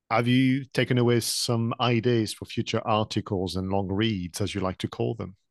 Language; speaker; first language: English; non-native, fluent; French